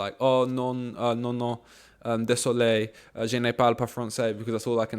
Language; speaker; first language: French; non-native, learner; English